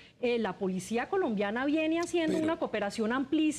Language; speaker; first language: Spanish; native; Spanish